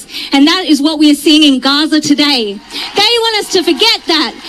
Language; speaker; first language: English; native; English